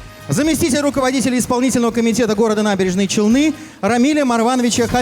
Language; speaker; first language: Russian; native; Russian